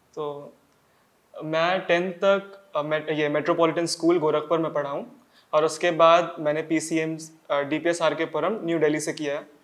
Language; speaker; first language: Hindi; native; Hindi